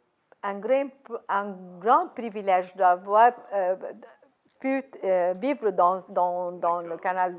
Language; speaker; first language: French; non-native, fluent; Arabic